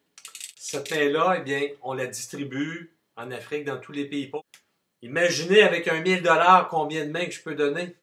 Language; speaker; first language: French; native; French